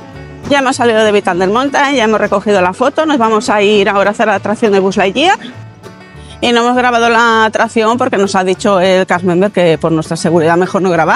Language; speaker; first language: Spanish; native; Spanish